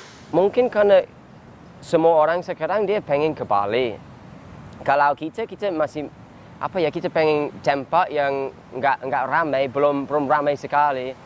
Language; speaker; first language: Indonesian; non-native, learner; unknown